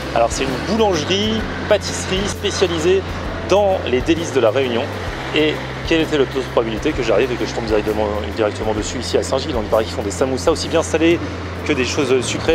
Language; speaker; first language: French; native; French